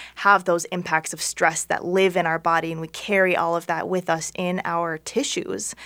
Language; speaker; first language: English; native; English